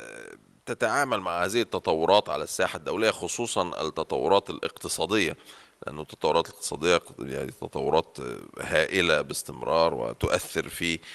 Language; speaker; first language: Arabic; native; Arabic